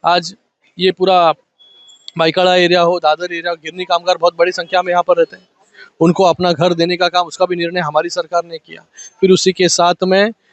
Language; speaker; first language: Hindi; non-native, local second language; Marathi